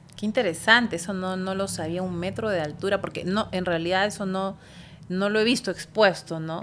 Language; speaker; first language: Spanish; native; Spanish